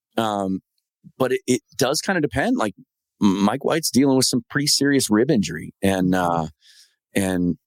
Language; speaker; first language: English; native; English